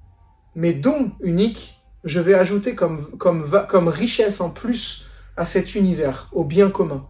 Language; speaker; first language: French; native; French